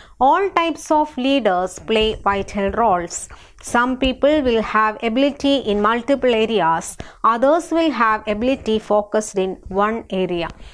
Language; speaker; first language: English; non-native, local second language; Malayalam